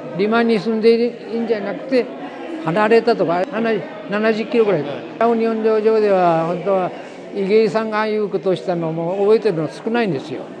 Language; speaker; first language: Japanese; early bilingual, heritage; Japanese